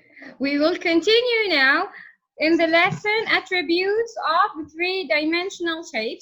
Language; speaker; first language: English; non-native, fluent; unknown